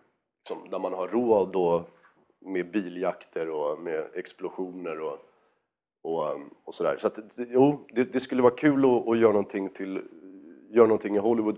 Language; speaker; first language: Swedish; native; Swedish